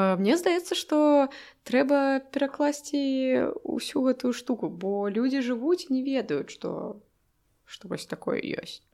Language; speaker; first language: Belarusian; non-native, local second language; Russian